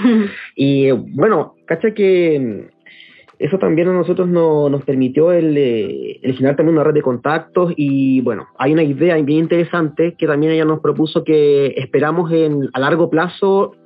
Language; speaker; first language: Spanish; native; Spanish